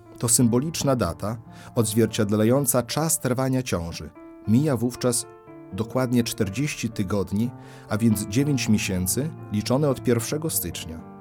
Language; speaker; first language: Polish; native; Polish